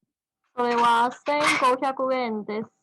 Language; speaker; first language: Japanese; non-native, learner; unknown